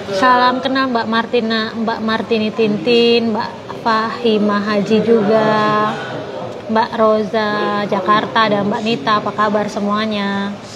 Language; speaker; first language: Indonesian; non-native, local second language; Javanese